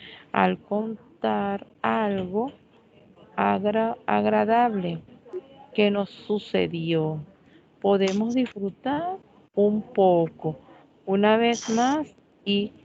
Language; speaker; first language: Spanish; native; Spanish